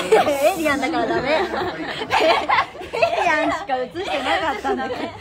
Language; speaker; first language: Japanese; native; Japanese